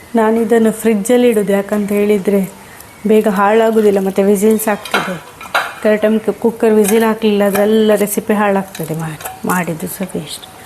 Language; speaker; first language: Kannada; non-native, local second language; Tulu